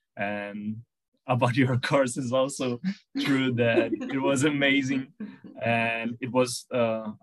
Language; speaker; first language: English; non-native, fluent; Portuguese